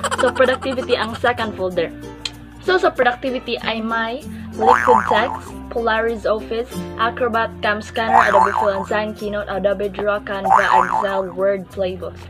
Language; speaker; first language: Filipino; non-native, local second language; Cebuano